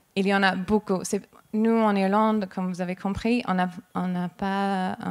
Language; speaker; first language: French; non-native, fluent; English